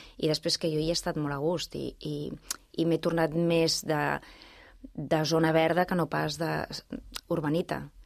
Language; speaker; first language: Catalan; non-native, local second language; Spanish